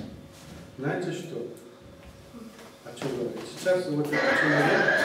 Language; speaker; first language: Russian; non-native, learner; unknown